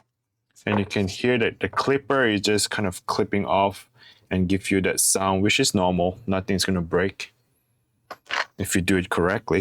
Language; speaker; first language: English; non-native, fluent; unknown